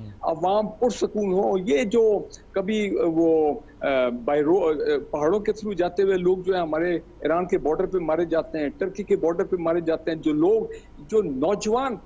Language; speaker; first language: Urdu; native; Urdu